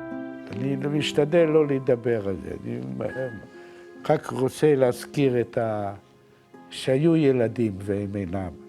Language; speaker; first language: Hebrew; non-native, fluent; Yiddish